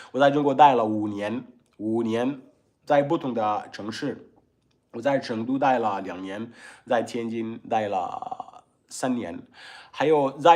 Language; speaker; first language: Chinese; non-native, learner; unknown